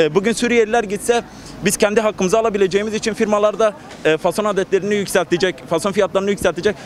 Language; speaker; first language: Turkish; native; Turkish